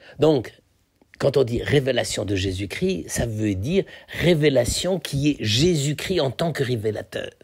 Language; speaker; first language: French; native; French